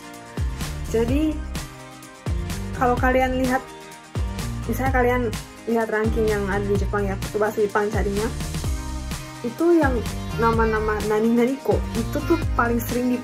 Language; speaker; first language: Indonesian; non-native, fluent; Japanese